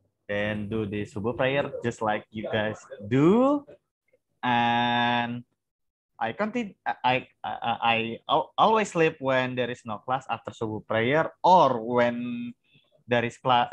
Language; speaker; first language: English; non-native, fluent; Indonesian